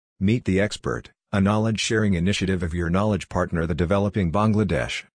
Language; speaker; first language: English; non-native, local second language; Odia